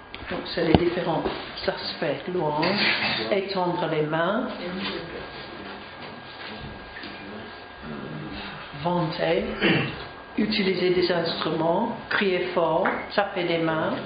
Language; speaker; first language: French; non-native, fluent; English